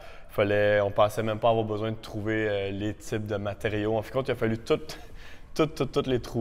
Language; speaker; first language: French; native; French